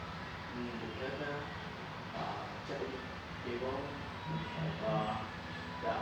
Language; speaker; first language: English; non-native, learner; Vietnamese